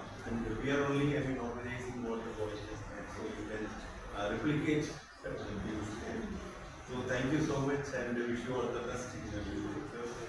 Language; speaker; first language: English; non-native, local second language; Malayalam